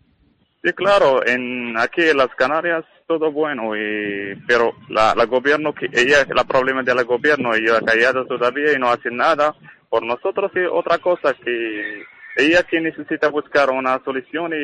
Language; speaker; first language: Spanish; non-native, learner; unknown